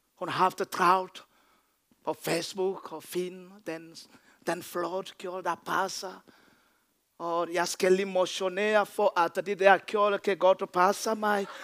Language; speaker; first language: Danish; non-native, fluent; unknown